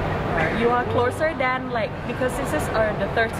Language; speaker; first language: English; non-native, fluent; Thai